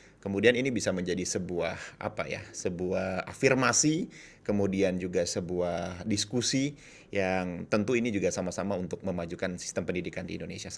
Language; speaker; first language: Indonesian; native; Indonesian